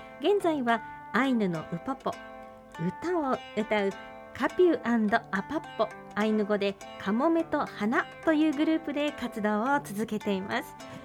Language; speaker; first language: Japanese; native; Japanese